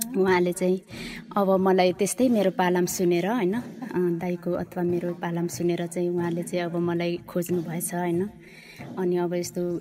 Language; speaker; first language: Nepali; non-native, local second language; Limbu